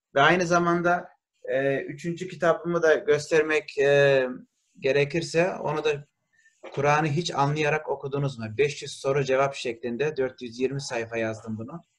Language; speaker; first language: Turkish; early bilingual, heritage; Turkish